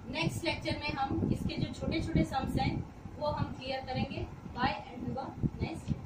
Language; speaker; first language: Hindi; non-native, local second language; Gujarati